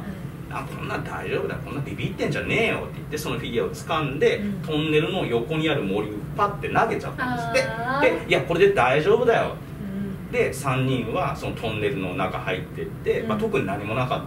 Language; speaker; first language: Japanese; native; Japanese